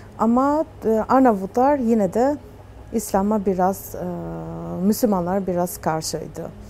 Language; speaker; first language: Turkish; non-native, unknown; Albanian